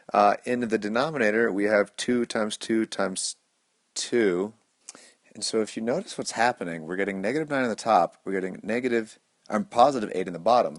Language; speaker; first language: English; native; English